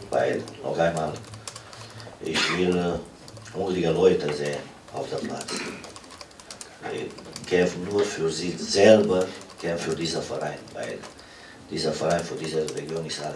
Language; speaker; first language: German; non-native, fluent; Romanian